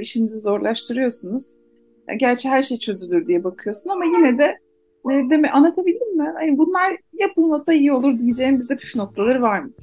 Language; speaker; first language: Turkish; native; Turkish